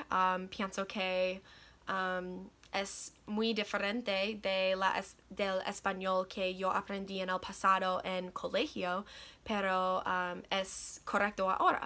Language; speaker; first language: Spanish; non-native, learner; English